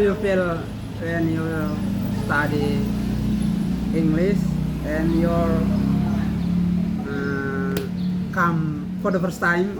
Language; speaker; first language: English; non-native, learner; Indonesian